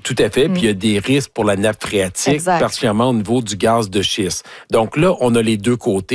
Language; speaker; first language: French; native; French